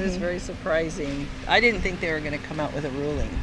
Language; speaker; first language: English; native; English